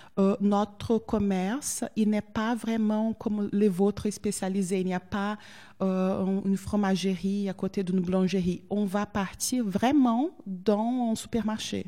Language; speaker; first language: French; non-native, fluent; Portuguese